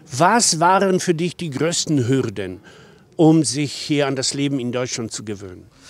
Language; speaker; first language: German; non-native, fluent; Polish